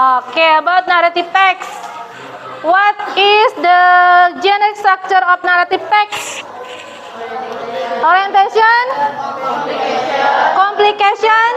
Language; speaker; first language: English; non-native, fluent; Indonesian